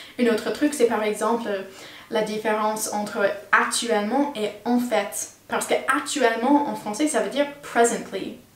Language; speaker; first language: French; non-native, fluent; English